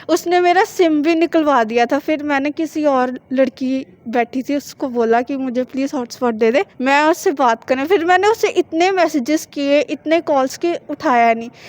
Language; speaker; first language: Hindi; non-native, local second language; Punjabi